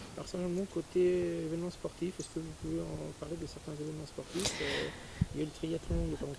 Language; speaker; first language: French; native; French